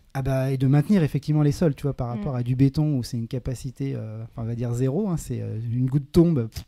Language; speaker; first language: French; native; French